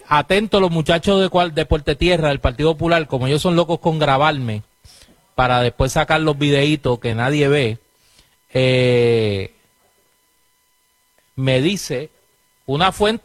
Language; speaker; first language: Spanish; native; Spanish